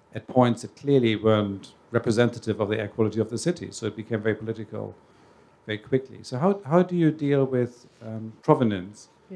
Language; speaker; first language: English; native; English